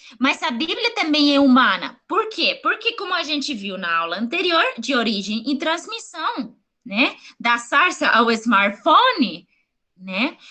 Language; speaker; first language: Portuguese; non-native, fluent; Spanish